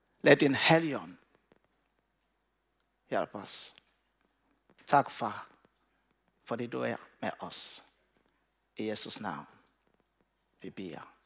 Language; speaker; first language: Danish; non-native, learner; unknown